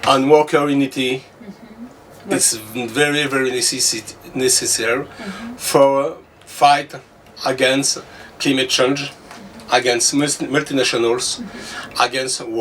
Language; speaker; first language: English; non-native, learner; French